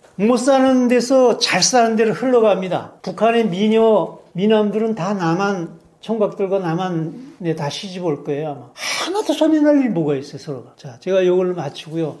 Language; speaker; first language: Korean; native; Korean